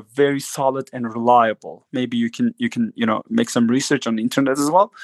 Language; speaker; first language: English; non-native, fluent; Turkish